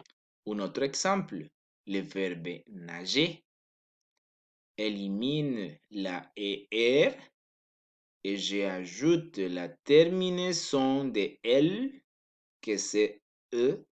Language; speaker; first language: French; non-native, learner; Spanish